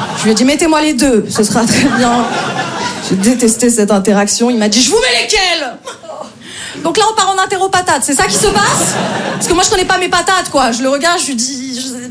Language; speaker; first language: French; native; French